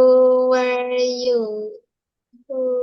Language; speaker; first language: English; non-native, learner; Indonesian